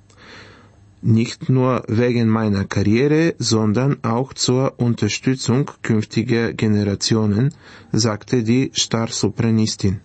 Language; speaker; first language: German; non-native, fluent; Bulgarian